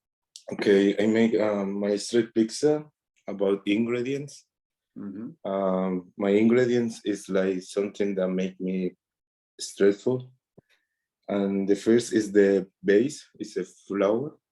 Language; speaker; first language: English; non-native, learner; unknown